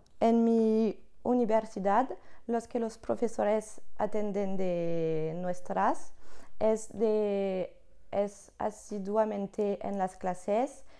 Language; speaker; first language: Spanish; non-native, learner; French